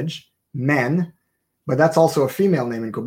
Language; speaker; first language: English; native; English